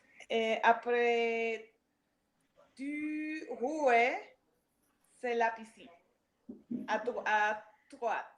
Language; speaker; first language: French; non-native, learner; English